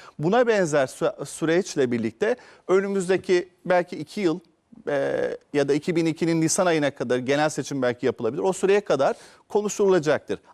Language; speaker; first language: Turkish; native; Turkish